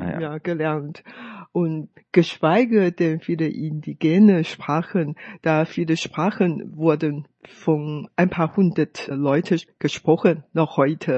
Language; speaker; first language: German; non-native, fluent; Hakka Chinese